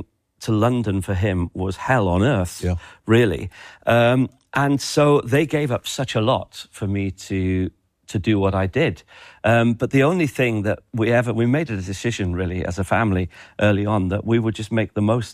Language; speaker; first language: English; native; English